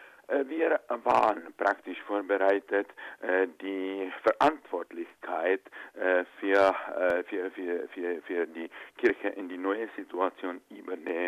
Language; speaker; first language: German; non-native, fluent; Czech